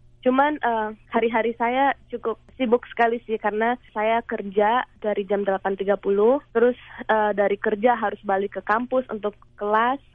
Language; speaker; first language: Indonesian; native; Indonesian